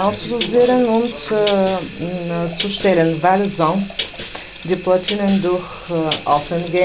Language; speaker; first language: German; non-native, fluent; Bulgarian